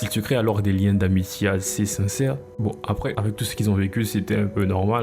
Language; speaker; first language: French; native; French